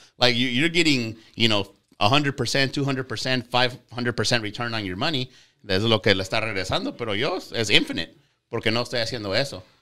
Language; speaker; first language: Spanish; native; Spanish